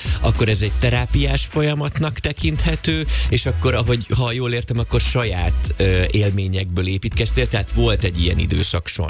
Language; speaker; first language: Hungarian; native; Hungarian